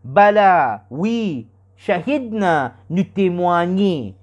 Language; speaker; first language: French; non-native, learner; Morisyen